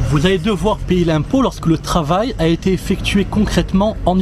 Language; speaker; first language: French; native; French